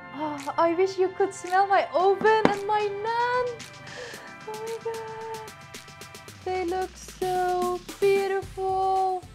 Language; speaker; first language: English; non-native, fluent; Chinese